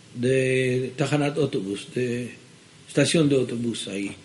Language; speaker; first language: Spanish; early bilingual, heritage; Spanish